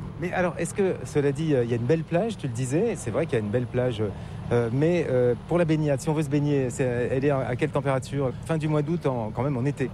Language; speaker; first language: French; native; French